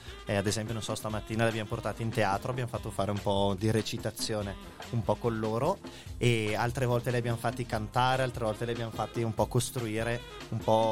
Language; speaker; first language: Italian; native; Italian